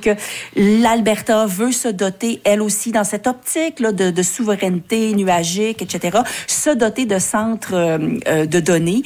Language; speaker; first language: French; native; French